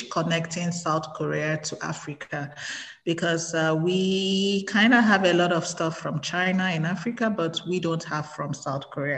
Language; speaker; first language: English; non-native, local second language; Igbo